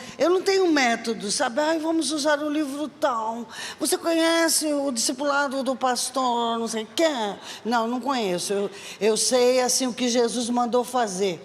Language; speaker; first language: Portuguese; native; Portuguese